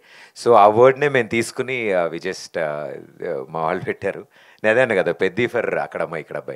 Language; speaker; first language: Telugu; native; Telugu